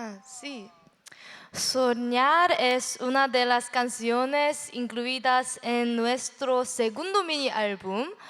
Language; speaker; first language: Spanish; non-native, learner; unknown